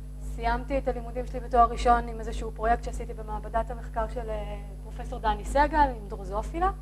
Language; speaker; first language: Hebrew; native; Hebrew